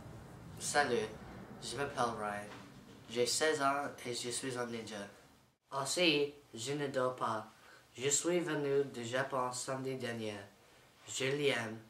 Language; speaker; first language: French; non-native, learner; English